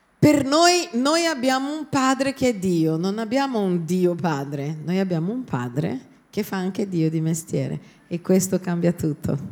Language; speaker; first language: Italian; non-native, fluent; Portuguese